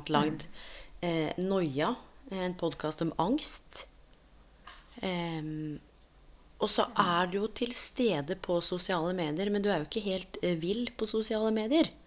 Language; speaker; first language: Norwegian; native; Norwegian